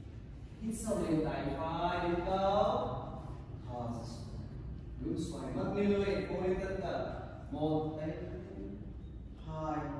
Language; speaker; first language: Vietnamese; non-native, learner; Hindi